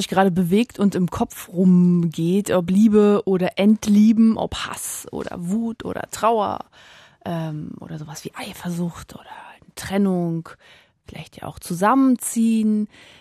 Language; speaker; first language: German; native; German